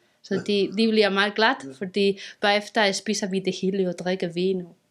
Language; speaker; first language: Danish; non-native, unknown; Spanish